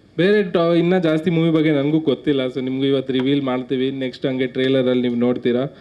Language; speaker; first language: Kannada; non-native, local second language; Marwari